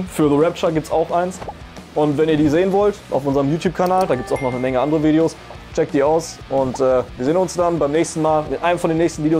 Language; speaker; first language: German; native; German